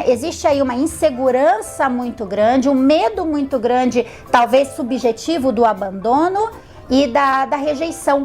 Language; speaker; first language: Portuguese; native; Portuguese